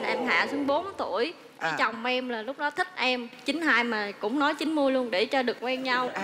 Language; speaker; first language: Vietnamese; native; Vietnamese